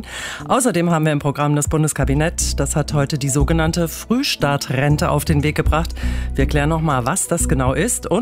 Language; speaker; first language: German; native; German